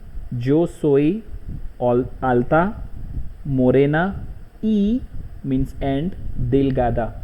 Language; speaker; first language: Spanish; non-native, learner; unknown